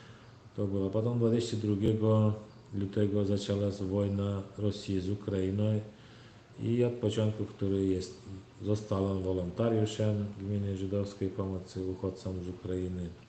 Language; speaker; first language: Polish; non-native, learner; Turkmen